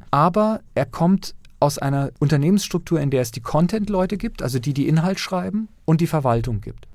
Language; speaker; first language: German; native; German